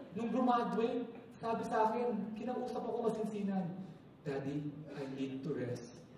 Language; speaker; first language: Filipino; native; Filipino